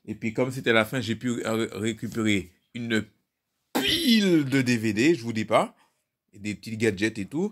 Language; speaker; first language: French; native; French